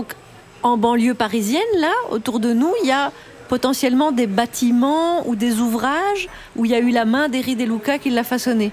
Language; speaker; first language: French; native; French